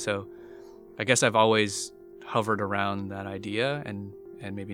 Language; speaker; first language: English; native; English